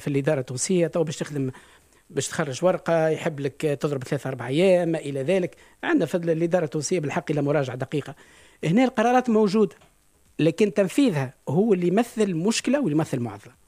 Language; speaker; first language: Arabic; native; Arabic